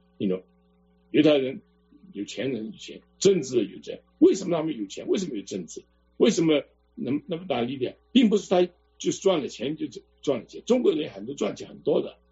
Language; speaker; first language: Chinese; non-native, local second language; Cantonese